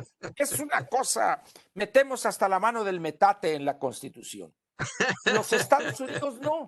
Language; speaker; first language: Spanish; native; Spanish